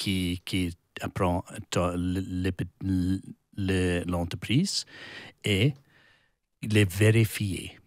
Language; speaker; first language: French; non-native, learner; English